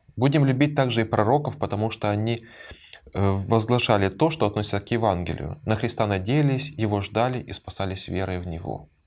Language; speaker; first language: Russian; native; Russian